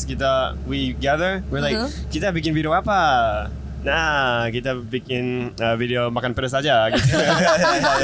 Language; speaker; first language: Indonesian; non-native, fluent; Japanese